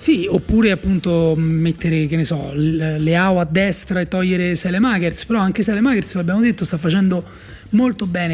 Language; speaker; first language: Italian; native; Italian